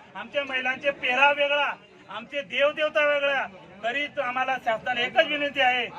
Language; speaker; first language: Marathi; non-native, local second language; Lambadi